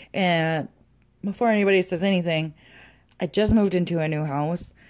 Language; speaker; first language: English; native; English